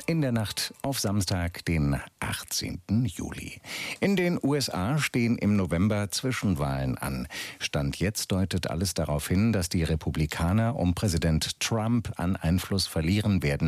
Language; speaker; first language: German; native; German